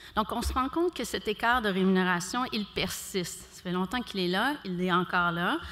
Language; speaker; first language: French; native; French